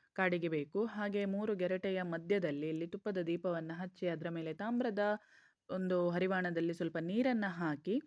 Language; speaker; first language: Kannada; non-native, local second language; Konkani